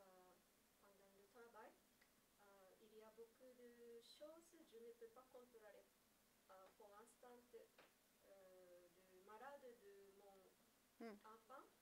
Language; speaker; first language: French; non-native, learner; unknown